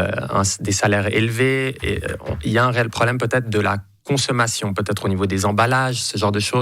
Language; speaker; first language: French; native; French